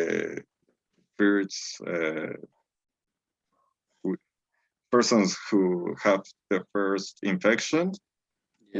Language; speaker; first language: English; non-native, learner; Spanish